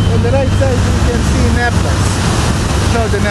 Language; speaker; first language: English; non-native, learner; Croatian